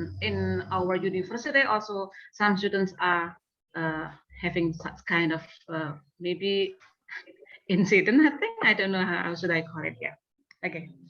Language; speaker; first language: English; non-native, fluent; Indonesian